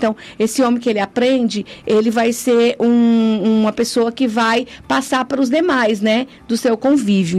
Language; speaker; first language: Portuguese; native; Portuguese